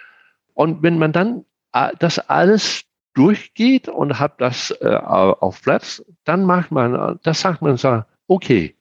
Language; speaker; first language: German; non-native, fluent; Danish